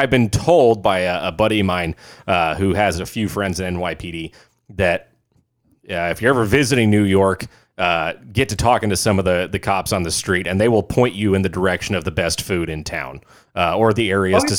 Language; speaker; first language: English; native; English